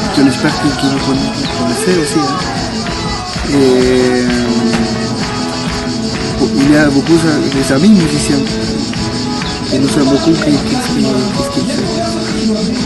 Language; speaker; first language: French; non-native, learner; Spanish